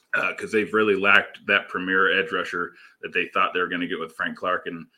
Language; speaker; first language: English; native; English